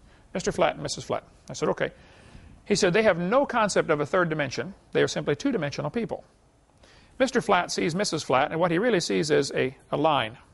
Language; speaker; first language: English; native; English